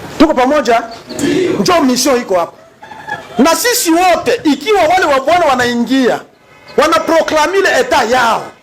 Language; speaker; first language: Swahili; native; Swahili